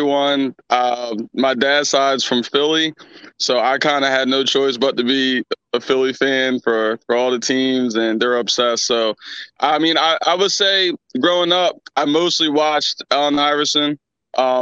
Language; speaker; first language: English; native; English